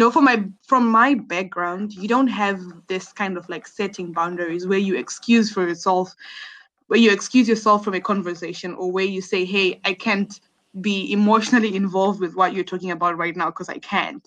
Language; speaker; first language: English; non-native, local second language; Shona